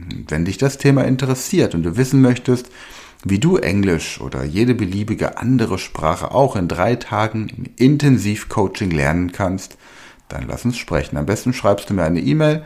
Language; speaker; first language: German; native; German